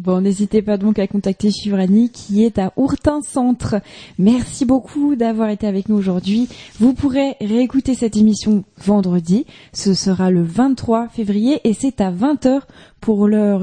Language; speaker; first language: French; native; French